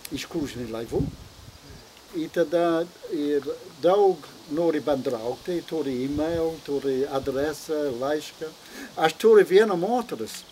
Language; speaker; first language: Lithuanian; non-native, learner; English